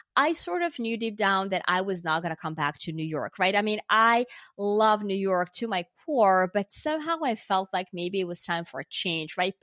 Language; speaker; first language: English; non-native, fluent; Finnish